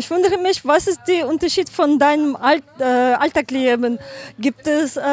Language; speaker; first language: German; non-native, learner; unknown